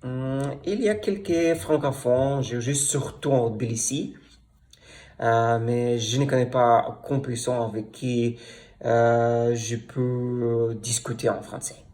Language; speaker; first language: French; non-native, learner; Russian